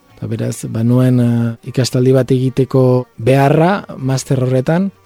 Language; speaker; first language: Basque; non-native, fluent; Spanish